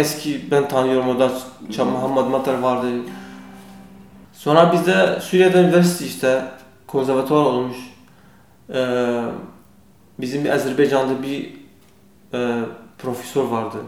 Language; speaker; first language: Turkish; non-native, learner; Kurdish